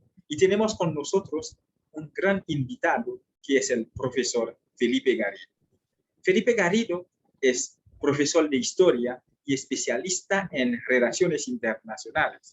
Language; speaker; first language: Spanish; non-native, fluent; French